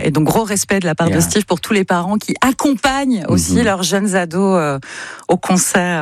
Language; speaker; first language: French; native; French